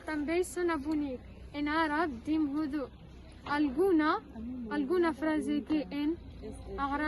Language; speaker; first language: Catalan; non-native, learner; Arabic